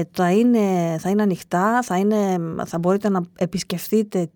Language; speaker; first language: Greek; native; Greek